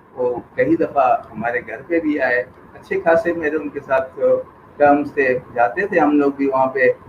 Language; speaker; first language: Urdu; non-native, local second language; Sindhi